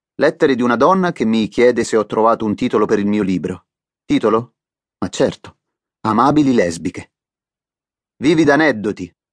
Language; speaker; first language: Italian; native; Italian